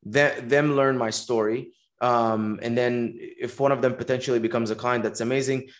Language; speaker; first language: English; non-native, fluent; Arabic